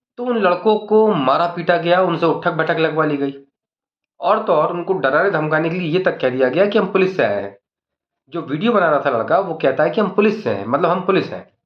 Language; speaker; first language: Hindi; native; Hindi